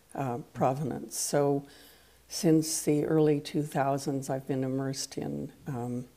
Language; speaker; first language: English; non-native, fluent; French